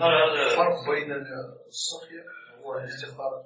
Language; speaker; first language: Arabic; non-native, learner; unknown